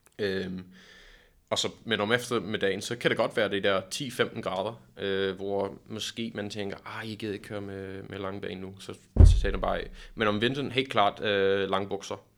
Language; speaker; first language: Danish; non-native, fluent; English